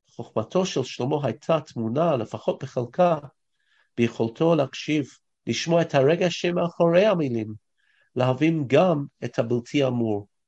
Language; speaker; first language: Hebrew; non-native, fluent; English